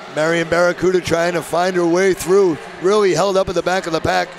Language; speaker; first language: English; native; English